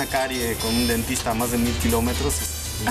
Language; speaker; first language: Spanish; native; Spanish